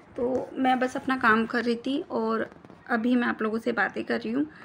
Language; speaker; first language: Hindi; native; Hindi